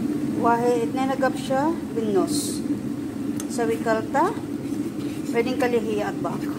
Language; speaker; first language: Arabic; non-native, learner; Filipino